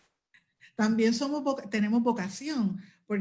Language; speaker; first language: Spanish; native; Spanish